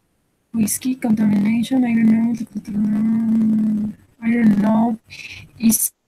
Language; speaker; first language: English; non-native, learner; Spanish